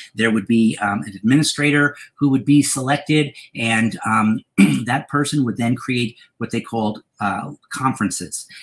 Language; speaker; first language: English; native; English